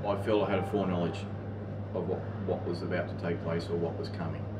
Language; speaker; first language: English; native; English